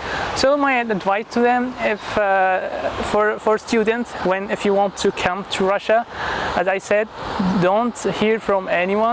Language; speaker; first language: English; non-native, fluent; Arabic